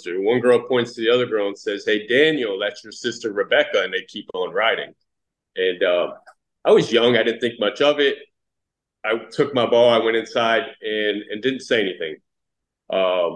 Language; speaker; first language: English; native; English